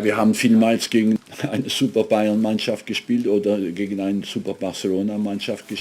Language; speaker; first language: German; non-native, fluent; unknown